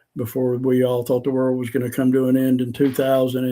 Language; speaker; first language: English; native; English